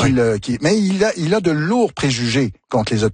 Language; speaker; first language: French; native; French